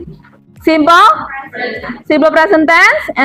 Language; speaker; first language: English; non-native, fluent; Indonesian